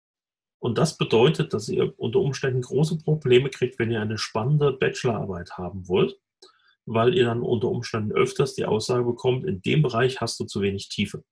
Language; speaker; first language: German; native; German